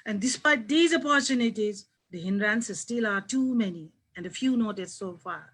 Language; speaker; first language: English; non-native, local second language; Nepali